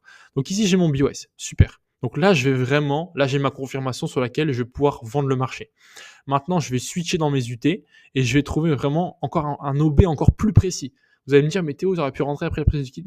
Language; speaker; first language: French; native; French